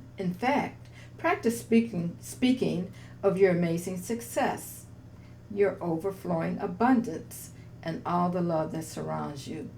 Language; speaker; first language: English; native; English